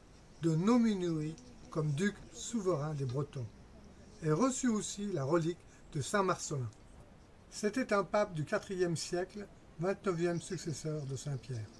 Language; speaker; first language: French; native; French